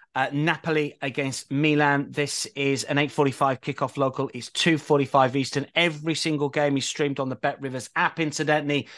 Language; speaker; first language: English; native; English